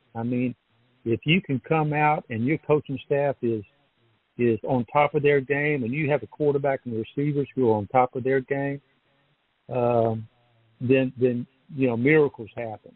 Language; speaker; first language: English; native; English